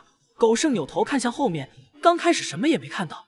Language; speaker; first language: Chinese; native; Chinese